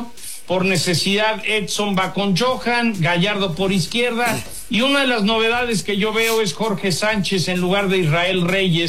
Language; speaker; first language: Spanish; native; Spanish